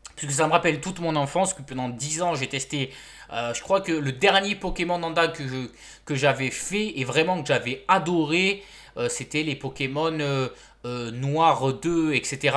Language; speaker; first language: French; native; French